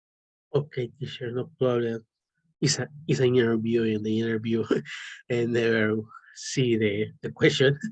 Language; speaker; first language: English; non-native, learner; Spanish